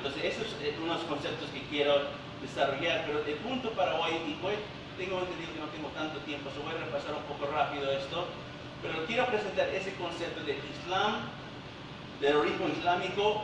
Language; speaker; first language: Spanish; early bilingual, heritage; Spanish